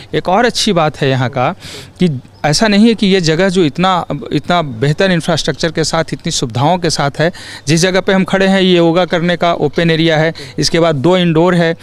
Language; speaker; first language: Hindi; native; Hindi